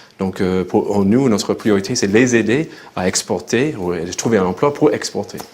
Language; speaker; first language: French; non-native, local second language; English